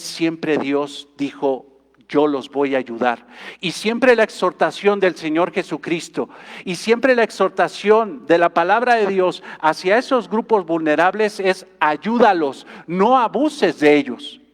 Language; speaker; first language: Spanish; native; Spanish